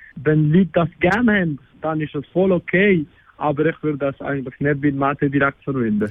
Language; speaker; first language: German; non-native, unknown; Spanish